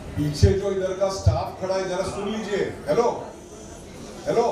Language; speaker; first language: Hindi; non-native, local second language; Marathi